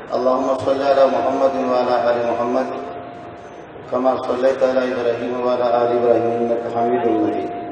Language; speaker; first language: Urdu; non-native, local second language; Brahui